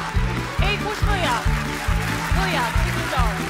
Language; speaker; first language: Albanian; native; Albanian